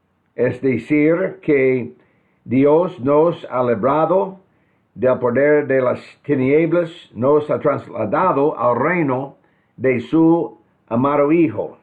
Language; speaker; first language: Spanish; non-native, fluent; English